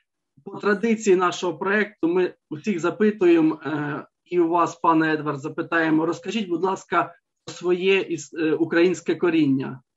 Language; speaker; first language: Ukrainian; native; Ukrainian